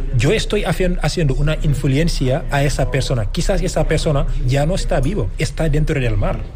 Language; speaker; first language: Spanish; non-native, fluent; Wolof